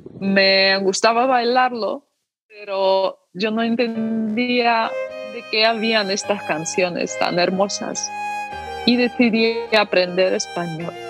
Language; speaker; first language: Spanish; non-native, fluent; Ukrainian